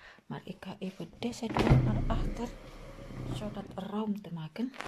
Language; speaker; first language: Dutch; non-native, learner; Indonesian